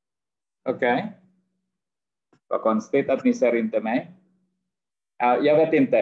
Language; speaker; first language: Swedish; non-native, fluent; Arabic